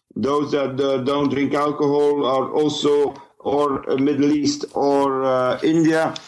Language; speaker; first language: English; non-native, fluent; Dutch